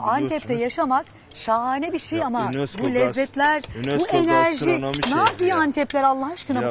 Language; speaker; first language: Turkish; native; Turkish